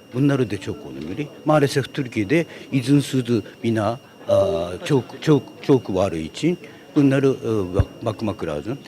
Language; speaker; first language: Turkish; non-native, learner; Japanese